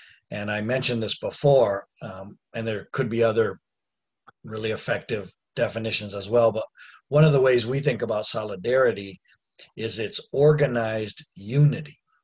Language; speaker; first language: English; native; English